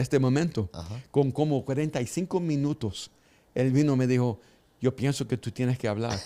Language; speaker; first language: Spanish; early bilingual, heritage; Spanish